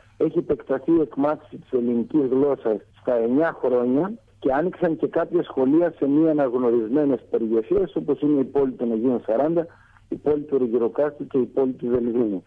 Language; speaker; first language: Greek; native; Greek